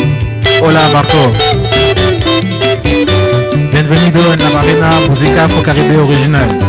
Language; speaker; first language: Spanish; non-native, fluent; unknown